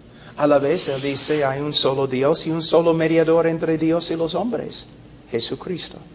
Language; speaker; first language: Spanish; non-native, fluent; English